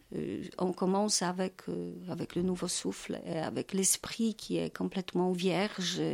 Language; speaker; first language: French; non-native, fluent; Polish